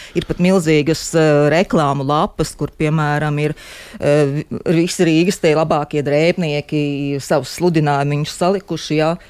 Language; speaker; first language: Latvian; native; Latvian